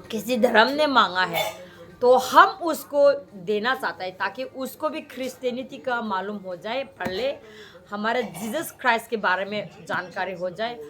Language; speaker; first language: Hindi; non-native, local second language; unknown